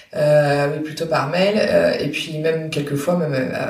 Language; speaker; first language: French; native; French